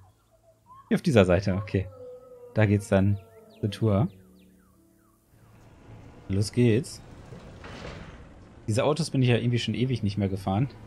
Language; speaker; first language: German; native; German